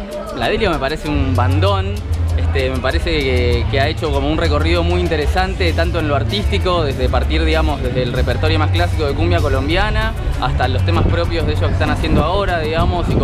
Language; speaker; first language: Spanish; native; Spanish